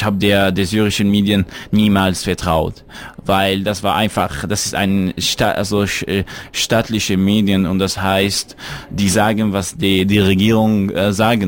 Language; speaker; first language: German; non-native, fluent; Arabic